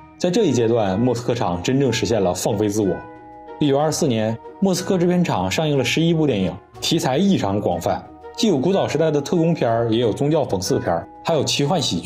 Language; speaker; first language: Chinese; native; Chinese